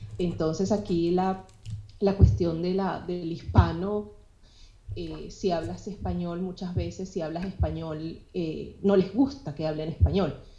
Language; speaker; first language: Spanish; native; Spanish